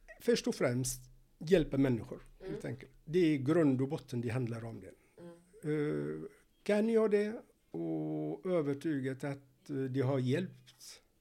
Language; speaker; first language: Swedish; non-native, fluent; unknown